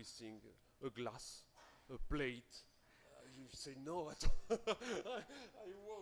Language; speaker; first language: English; non-native, local second language; French